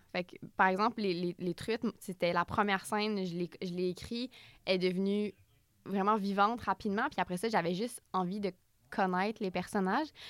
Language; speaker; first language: French; native; French